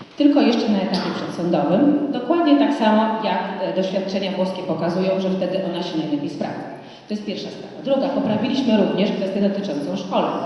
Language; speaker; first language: Polish; native; Polish